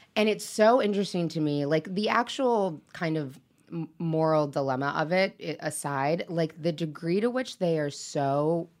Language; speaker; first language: English; native; English